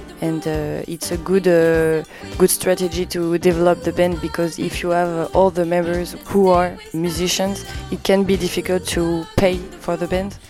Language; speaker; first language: English; non-native, learner; French